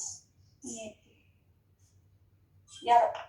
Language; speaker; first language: English; non-native, learner; Chinese